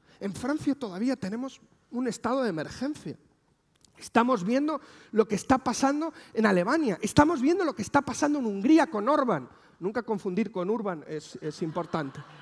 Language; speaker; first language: Spanish; native; Spanish